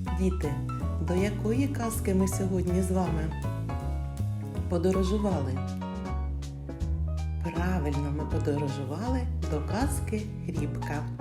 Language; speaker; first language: Ukrainian; native; Ukrainian